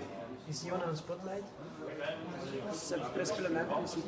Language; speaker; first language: French; non-native, fluent; Dutch